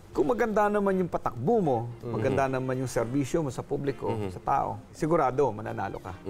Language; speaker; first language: Filipino; non-native, local second language; Maguindanaon